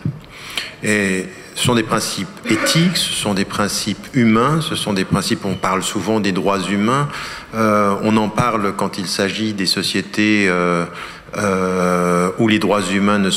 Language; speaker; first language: French; early bilingual, other home language; Arabic